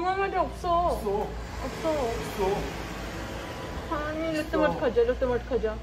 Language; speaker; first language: Korean; non-native, learner; Odia